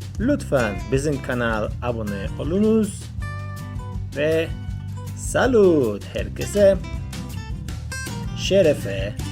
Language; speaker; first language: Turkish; non-native, learner; Spanish